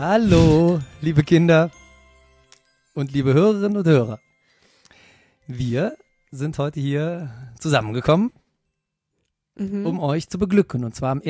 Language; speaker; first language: German; native; German